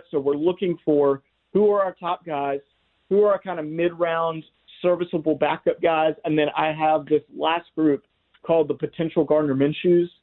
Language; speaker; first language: English; native; English